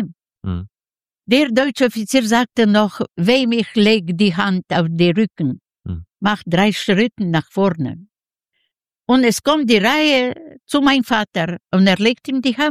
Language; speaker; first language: German; non-native, learner; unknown